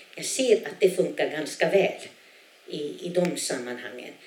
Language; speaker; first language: Swedish; non-native, local second language; Northern Sami